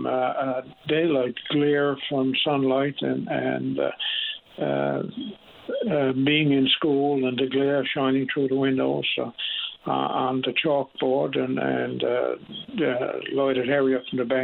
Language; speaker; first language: English; native; English